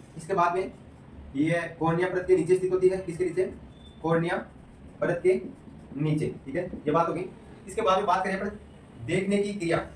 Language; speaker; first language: Hindi; native; Hindi